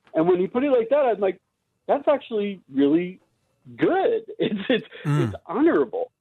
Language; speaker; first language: English; native; English